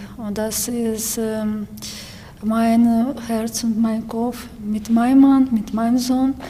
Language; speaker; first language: German; non-native, learner; Ukrainian